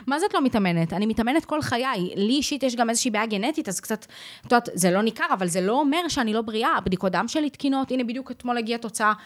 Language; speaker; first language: Hebrew; native; Hebrew